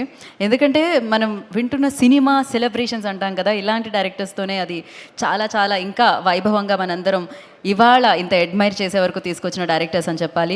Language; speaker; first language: Telugu; native; Telugu